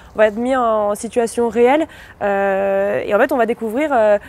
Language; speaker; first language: French; native; French